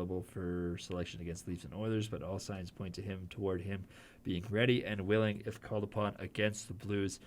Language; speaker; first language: English; native; English